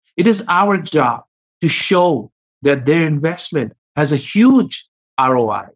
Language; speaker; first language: English; native; English